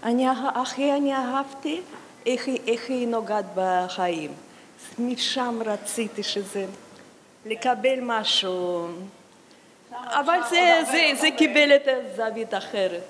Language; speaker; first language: Hebrew; non-native, fluent; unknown